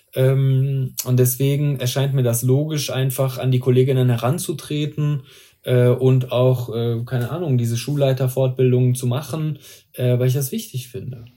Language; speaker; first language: German; early bilingual, other home language; Persian